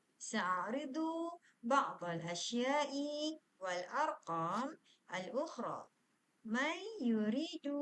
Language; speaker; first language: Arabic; non-native, learner; Malay